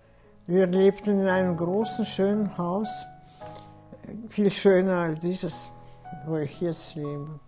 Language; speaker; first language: German; non-native, fluent; Russian